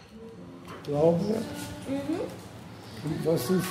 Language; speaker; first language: German; early bilingual, heritage; German